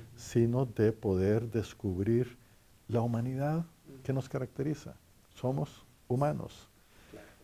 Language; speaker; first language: Spanish; native; Spanish